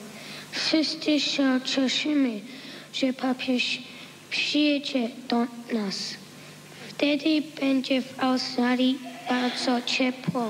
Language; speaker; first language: Polish; early bilingual, heritage; Polish